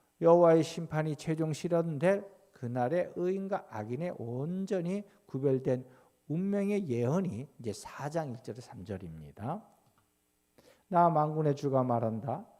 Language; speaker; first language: Korean; native; Korean